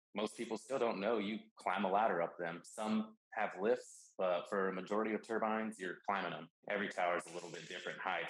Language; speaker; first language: English; native; English